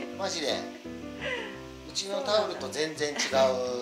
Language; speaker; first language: Japanese; native; Japanese